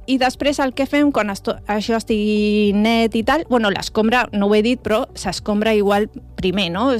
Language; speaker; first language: Catalan; non-native, local second language; Spanish